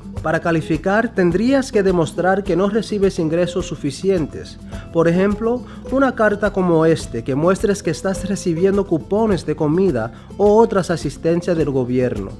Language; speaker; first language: Spanish; early bilingual, heritage; Spanish